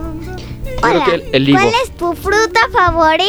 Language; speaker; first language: Spanish; early bilingual, other home language; French